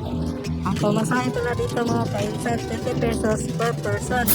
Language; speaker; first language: Filipino; non-native, local second language; Cebuano